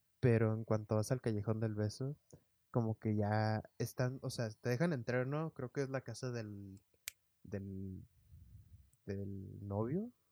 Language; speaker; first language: Spanish; early bilingual, heritage; Spanish